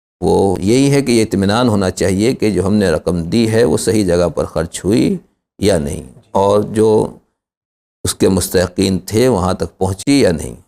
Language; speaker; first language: Urdu; native; Urdu